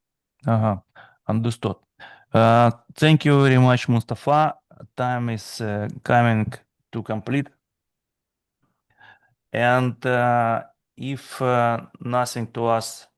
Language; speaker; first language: English; non-native, fluent; Russian